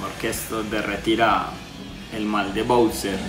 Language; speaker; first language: Spanish; native; Spanish